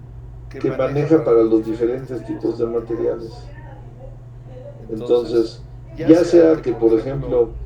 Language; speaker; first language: Spanish; native; Spanish